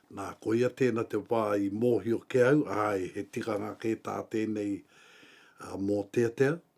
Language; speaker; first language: Māori; native; Māori